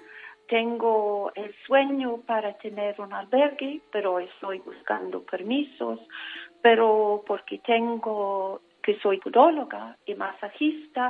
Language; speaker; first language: Spanish; non-native, fluent; English